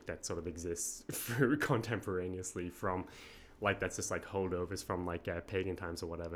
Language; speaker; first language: English; native; English